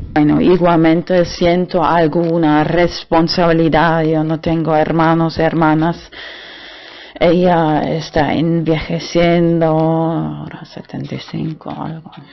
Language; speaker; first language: Spanish; non-native, learner; German